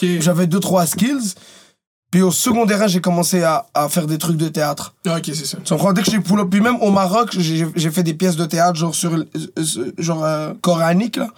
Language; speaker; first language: French; early bilingual, other home language; Arabic